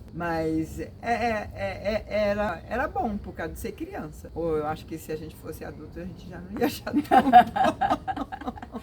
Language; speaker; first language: Portuguese; native; Portuguese